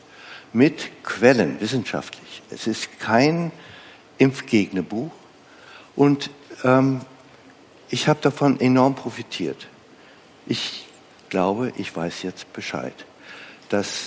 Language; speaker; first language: German; non-native, fluent; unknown